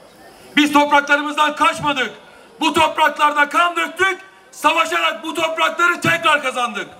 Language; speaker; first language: Turkish; native; Turkish